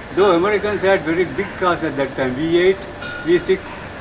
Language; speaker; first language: English; non-native, local second language; Sinhala